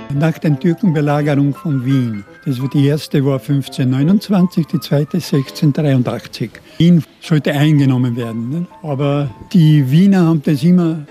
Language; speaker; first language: German; non-native, local second language; Croatian